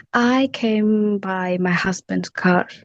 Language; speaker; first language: English; non-native, learner; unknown